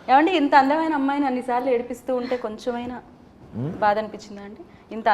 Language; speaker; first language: Telugu; native; Telugu